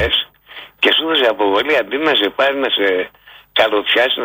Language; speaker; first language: Greek; native; Greek